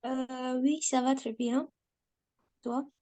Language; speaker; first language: French; non-native, learner; English